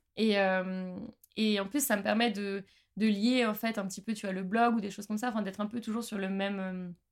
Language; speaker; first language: French; native; French